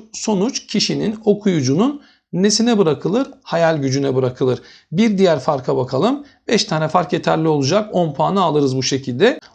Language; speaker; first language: Turkish; native; Turkish